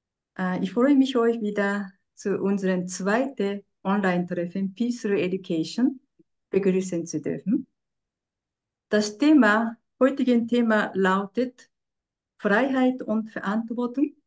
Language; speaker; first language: German; non-native, fluent; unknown